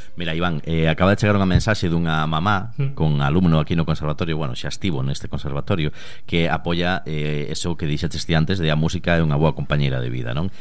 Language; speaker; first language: Galician; native; Galician